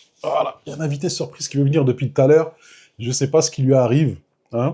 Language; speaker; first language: French; native; French